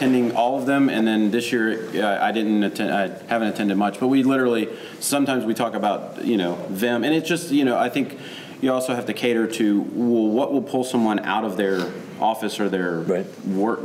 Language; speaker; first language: English; native; English